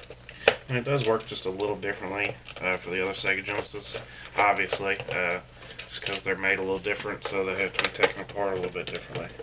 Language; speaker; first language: English; native; English